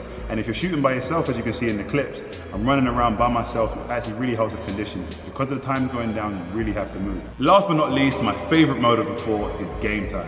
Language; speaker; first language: English; native; English